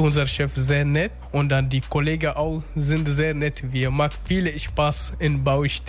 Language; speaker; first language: German; non-native, learner; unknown